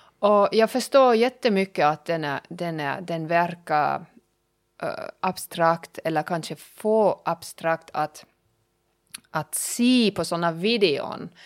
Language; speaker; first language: Swedish; non-native, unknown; German